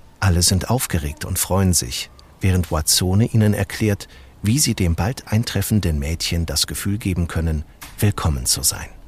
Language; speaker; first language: German; native; German